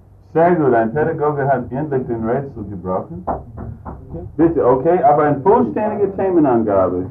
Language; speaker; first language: German; non-native, fluent; English